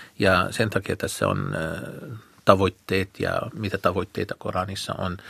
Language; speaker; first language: Finnish; non-native, fluent; Arabic